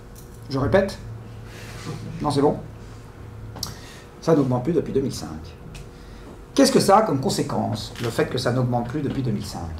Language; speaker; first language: French; native; French